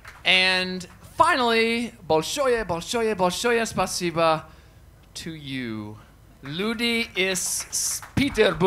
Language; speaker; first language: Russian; non-native, learner; English